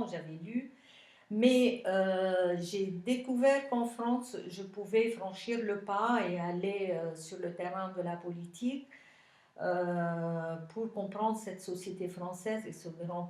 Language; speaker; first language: French; non-native, local second language; Arabic